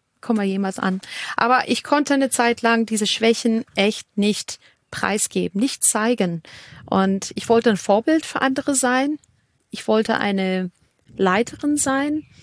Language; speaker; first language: German; non-native, fluent; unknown